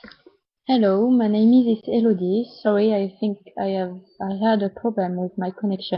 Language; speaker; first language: English; non-native, learner; French